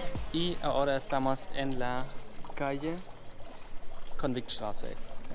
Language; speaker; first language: Spanish; non-native, fluent; German